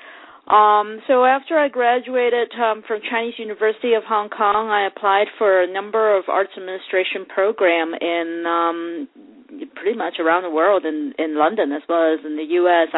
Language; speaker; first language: English; non-native, local second language; Cantonese